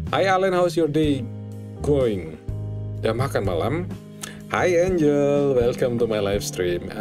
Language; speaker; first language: English; non-native, learner; Indonesian